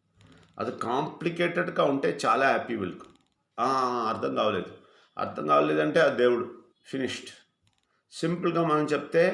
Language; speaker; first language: Telugu; non-native, fluent; Malayalam